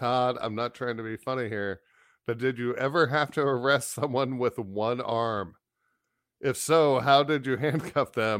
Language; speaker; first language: English; native; English